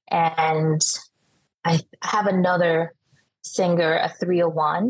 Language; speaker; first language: English; non-native, fluent; Spanish